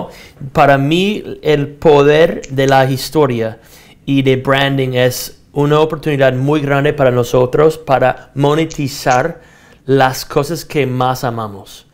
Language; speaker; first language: Spanish; non-native, fluent; English